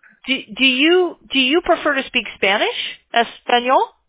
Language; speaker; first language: English; native; English